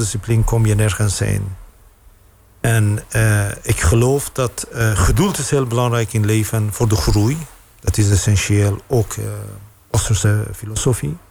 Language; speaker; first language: Dutch; non-native, fluent; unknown